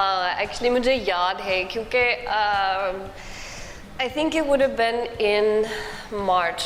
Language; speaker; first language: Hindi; non-native, learner; English